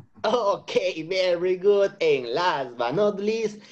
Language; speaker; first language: English; non-native, fluent; Spanish